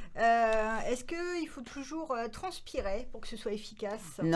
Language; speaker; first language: French; native; French